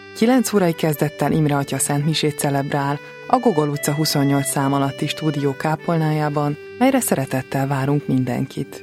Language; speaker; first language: Hungarian; native; Hungarian